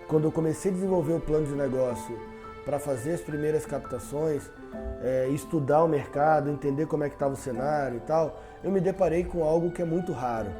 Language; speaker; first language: Portuguese; native; Portuguese